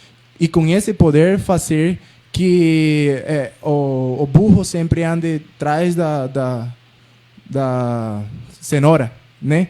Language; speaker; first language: Portuguese; non-native, fluent; Spanish